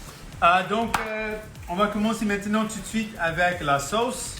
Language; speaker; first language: French; non-native, local second language; Punjabi